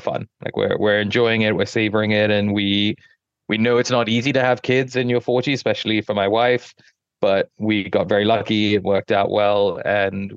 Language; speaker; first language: English; non-native, local second language; Yoruba